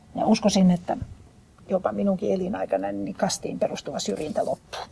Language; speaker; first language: Finnish; native; Finnish